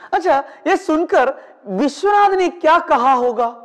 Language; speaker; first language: Hindi; non-native, local second language; Malayalam